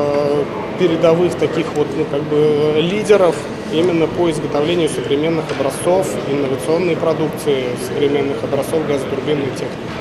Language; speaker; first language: Russian; native; Russian